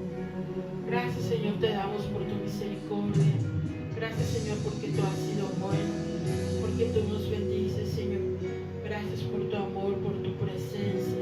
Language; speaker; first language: Spanish; native; Spanish